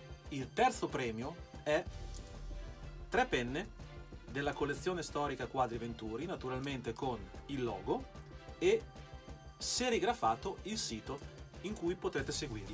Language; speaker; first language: Italian; native; Italian